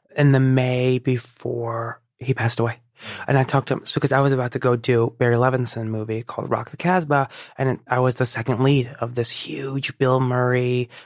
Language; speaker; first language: English; early bilingual, other home language; Persian